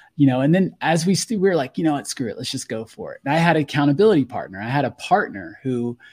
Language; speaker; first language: English; native; English